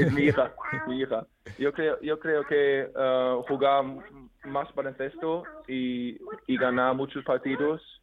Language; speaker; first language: Spanish; non-native, learner; German